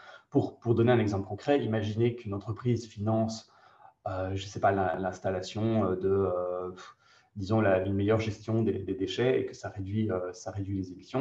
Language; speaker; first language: French; native; French